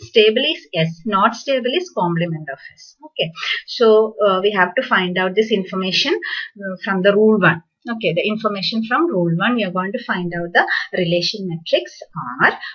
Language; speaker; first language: English; non-native, local second language; Malayalam